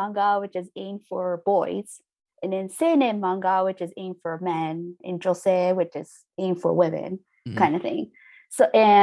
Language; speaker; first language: English; non-native, fluent; Japanese